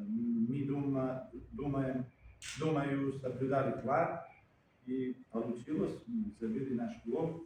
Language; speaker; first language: Russian; non-native, fluent; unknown